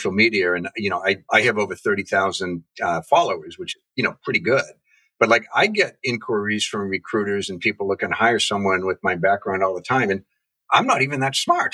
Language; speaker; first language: English; native; English